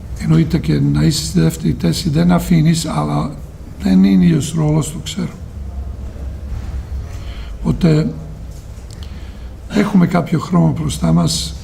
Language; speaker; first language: Greek; non-native, fluent; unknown